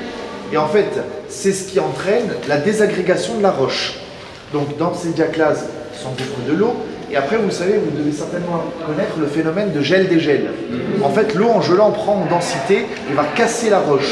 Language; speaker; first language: French; native; French